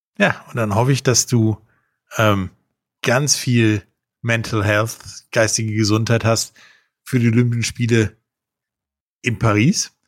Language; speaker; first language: German; native; German